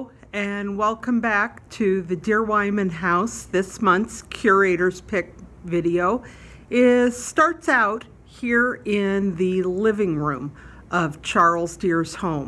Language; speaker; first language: English; native; English